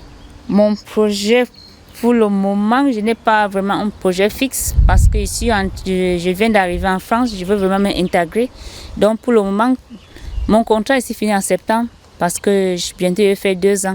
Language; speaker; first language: French; non-native, learner; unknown